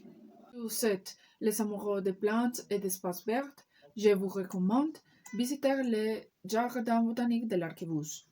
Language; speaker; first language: French; non-native, learner; Spanish